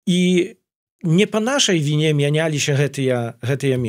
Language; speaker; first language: Polish; non-native, learner; Belarusian